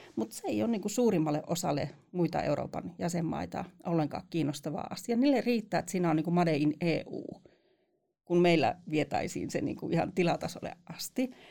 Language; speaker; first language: Finnish; native; Finnish